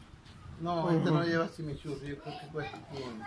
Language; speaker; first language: Spanish; native; Spanish